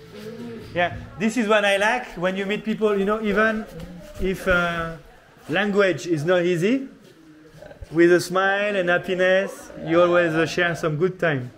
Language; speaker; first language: English; non-native, fluent; French